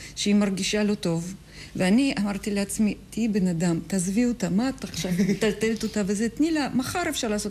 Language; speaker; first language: Hebrew; non-native, fluent; Russian